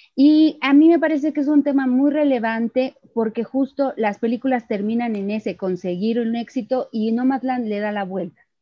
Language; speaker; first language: Spanish; native; Spanish